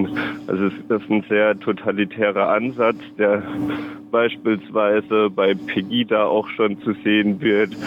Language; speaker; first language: German; native; German